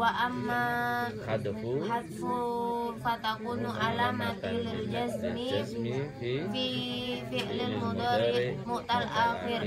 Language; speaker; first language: Arabic; non-native, learner; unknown